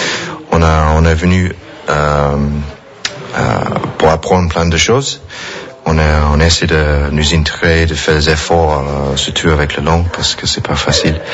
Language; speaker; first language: French; non-native, fluent; English